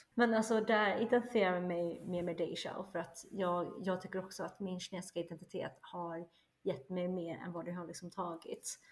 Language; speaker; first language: Swedish; early bilingual, other home language; Chinese